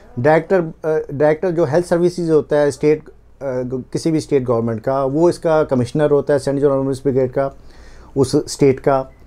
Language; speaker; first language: Hindi; native; Hindi